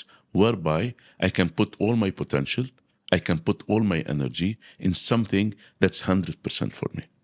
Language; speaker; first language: English; non-native, local second language; Arabic